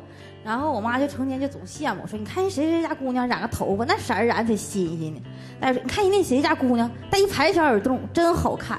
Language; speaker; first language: Chinese; native; Chinese